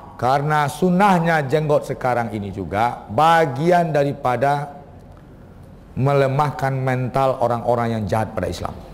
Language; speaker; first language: Malay; non-native, local second language; Minangkabau